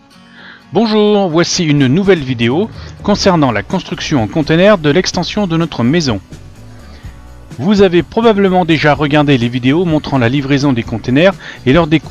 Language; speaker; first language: French; native; French